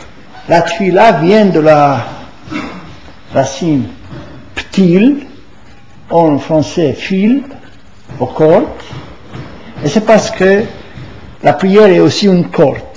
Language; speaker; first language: French; non-native, fluent; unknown